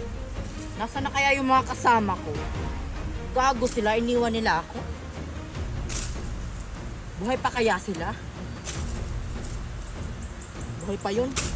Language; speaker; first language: Filipino; native; Filipino